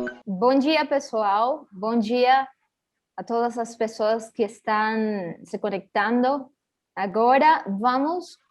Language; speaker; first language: Portuguese; early bilingual, heritage; Portuguese